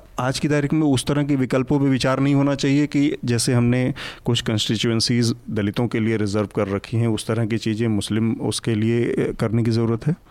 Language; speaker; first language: Hindi; native; Hindi